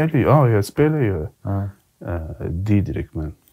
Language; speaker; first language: Swedish; early bilingual, other home language; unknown